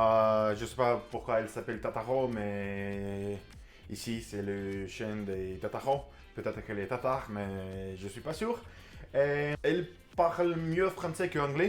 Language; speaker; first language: French; non-native, learner; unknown